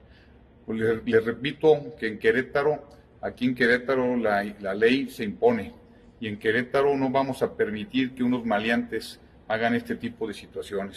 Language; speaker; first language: Spanish; native; Spanish